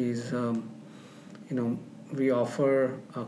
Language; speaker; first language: English; non-native, local second language; Marathi